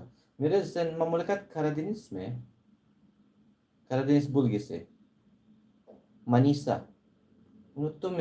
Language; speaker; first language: Turkish; non-native, learner; Filipino